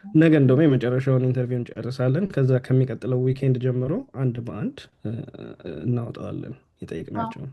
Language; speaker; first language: Amharic; native; Amharic